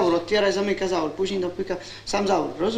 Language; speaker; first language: Polish; native; Polish